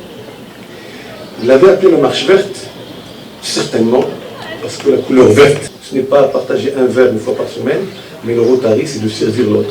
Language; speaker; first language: French; non-native, local second language; Arabic